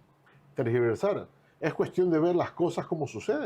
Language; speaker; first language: Spanish; native; Spanish